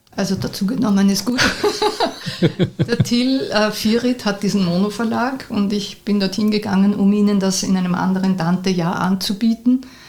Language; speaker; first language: German; native; German